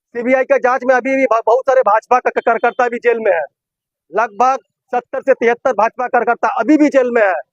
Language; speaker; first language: Hindi; non-native, local second language; Bangla